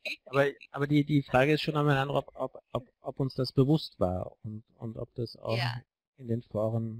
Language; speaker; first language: German; native; German